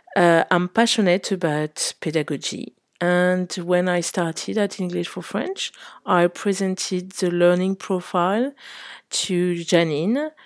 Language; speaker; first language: English; non-native, fluent; French